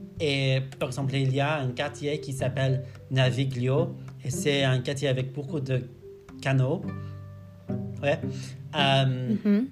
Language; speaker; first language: French; non-native, learner; English